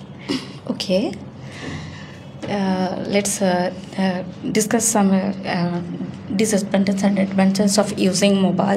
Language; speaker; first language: English; non-native, learner; Bangla